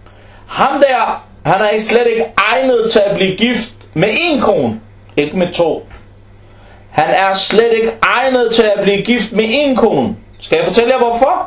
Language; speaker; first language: Danish; non-native, fluent; Arabic